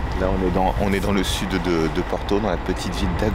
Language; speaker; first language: French; native; French